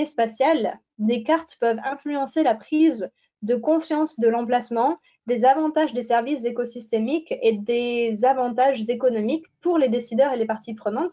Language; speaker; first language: French; native; French